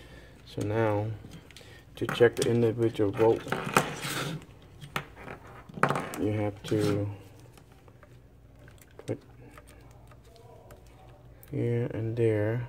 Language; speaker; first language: English; non-native, fluent; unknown